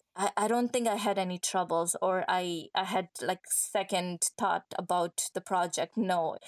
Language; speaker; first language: English; non-native, fluent; Persian